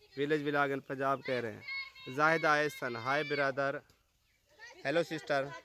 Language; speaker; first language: Urdu; non-native, local second language; Saraiki